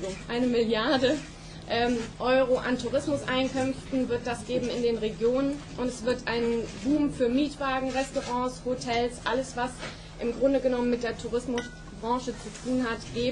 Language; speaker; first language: German; native; German